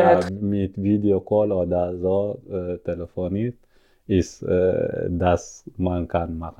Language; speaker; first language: German; non-native, learner; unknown